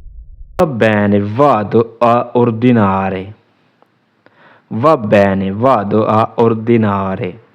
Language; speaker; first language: Italian; non-native, fluent; Urdu